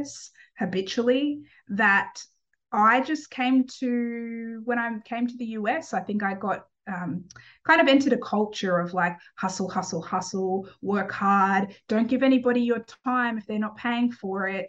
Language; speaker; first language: English; native; English